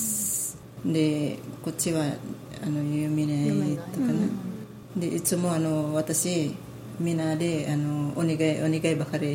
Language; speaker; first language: Japanese; non-native, learner; Filipino